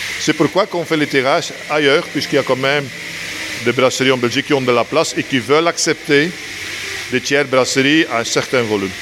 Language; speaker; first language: French; non-native, local second language; Dutch